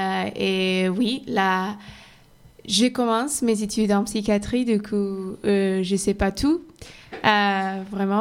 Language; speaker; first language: French; non-native, fluent; Portuguese